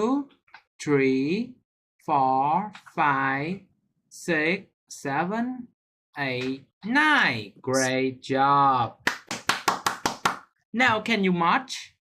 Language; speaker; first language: English; non-native, fluent; Vietnamese